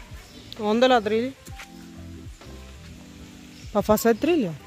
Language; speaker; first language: Portuguese; non-native, fluent; Spanish